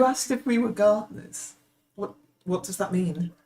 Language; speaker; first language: English; native; English